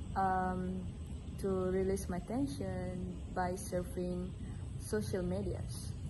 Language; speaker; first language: English; non-native, local second language; Malay